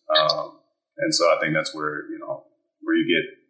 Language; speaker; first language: English; early bilingual, other home language; German